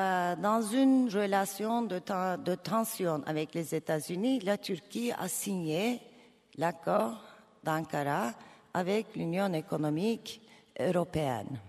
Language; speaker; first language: French; non-native, fluent; Turkish